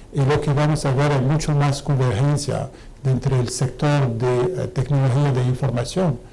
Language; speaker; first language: Spanish; non-native, fluent; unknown